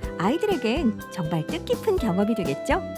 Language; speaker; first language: Korean; native; Korean